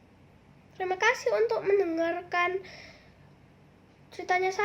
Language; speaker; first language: Indonesian; early bilingual, other home language; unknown